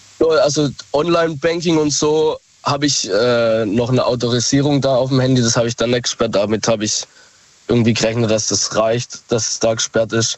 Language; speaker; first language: German; native; German